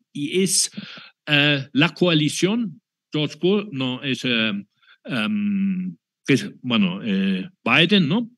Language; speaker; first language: Spanish; non-native, fluent; German